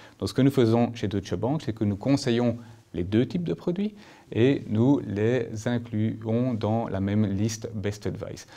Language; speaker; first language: French; native; French